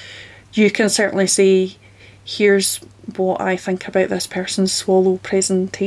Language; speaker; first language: English; native; English